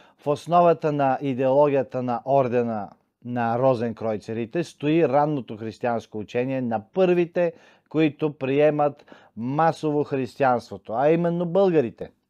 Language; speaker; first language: Bulgarian; native; Bulgarian